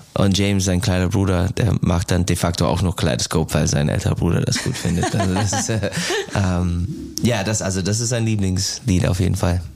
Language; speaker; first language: German; non-native, fluent; English